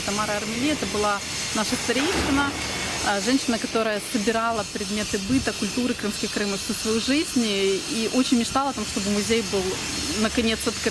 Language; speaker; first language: Russian; native; Russian